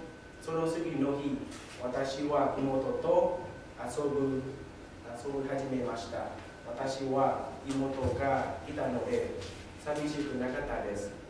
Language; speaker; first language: Japanese; non-native, learner; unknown